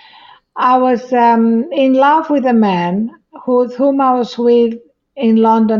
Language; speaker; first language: English; non-native, fluent; Greek